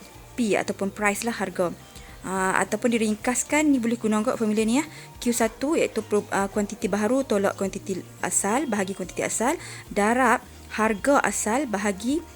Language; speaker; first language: Malay; native; Malay